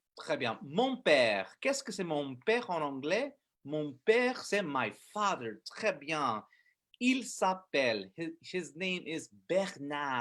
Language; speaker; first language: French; non-native, fluent; English